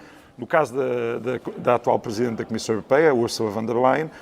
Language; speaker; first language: Portuguese; native; Portuguese